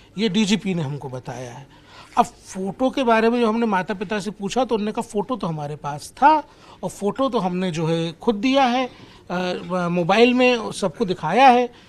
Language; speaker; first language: Hindi; native; Hindi